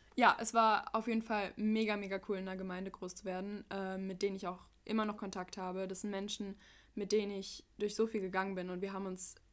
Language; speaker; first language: German; early bilingual, other home language; English